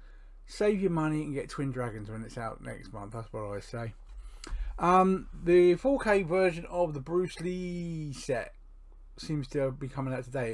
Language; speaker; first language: English; native; English